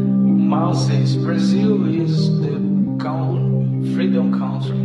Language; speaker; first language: English; non-native, learner; Portuguese